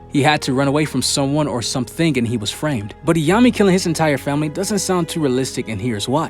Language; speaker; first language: English; native; English